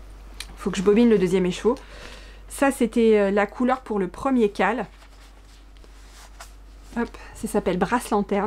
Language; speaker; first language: French; native; French